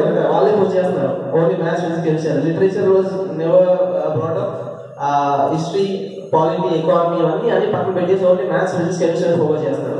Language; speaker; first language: Telugu; native; Telugu